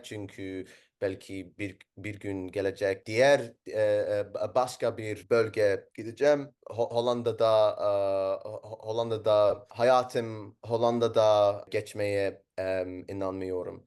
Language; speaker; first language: Turkish; non-native, learner; Arabic